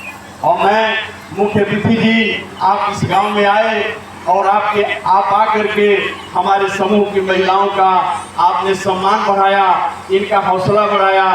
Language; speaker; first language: Hindi; native; Hindi